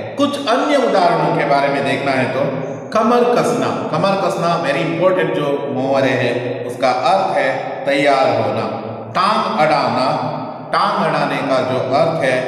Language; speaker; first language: Hindi; non-native, local second language; Kannada